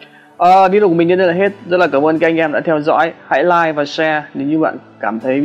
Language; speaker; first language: Vietnamese; native; Vietnamese